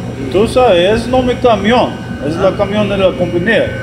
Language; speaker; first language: Spanish; non-native, learner; English